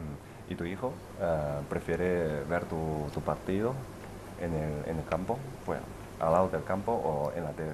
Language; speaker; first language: Spanish; non-native, fluent; Chinese